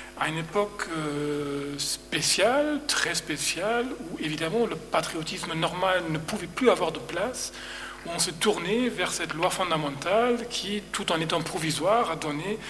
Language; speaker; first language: French; non-native, fluent; German